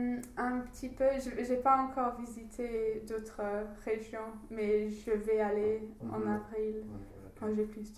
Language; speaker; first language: French; non-native, learner; English